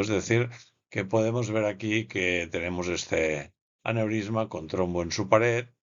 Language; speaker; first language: Spanish; native; Spanish